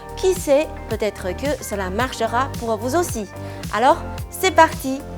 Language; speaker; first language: French; non-native, fluent; Chinese